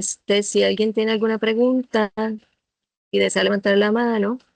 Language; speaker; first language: Spanish; native; Spanish